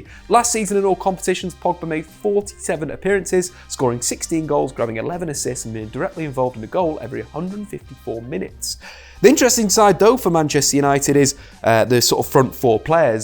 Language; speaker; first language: English; native; English